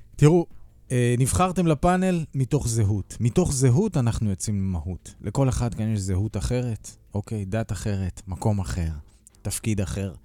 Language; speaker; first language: Hebrew; native; Hebrew